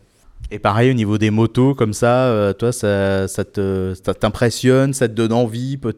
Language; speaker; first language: French; native; French